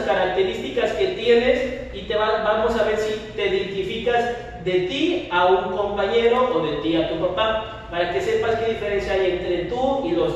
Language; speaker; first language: Spanish; native; Spanish